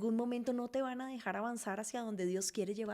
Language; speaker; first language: Spanish; native; Spanish